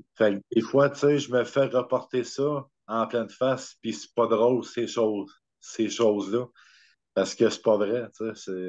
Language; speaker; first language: French; native; French